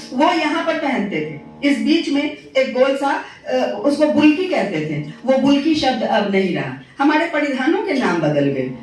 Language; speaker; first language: Hindi; non-native, local second language; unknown